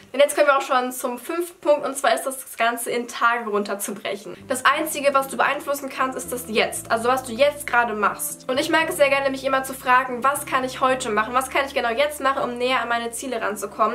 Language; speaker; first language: German; native; German